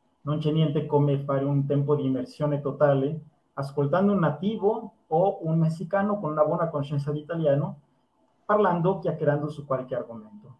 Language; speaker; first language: Italian; non-native, fluent; Spanish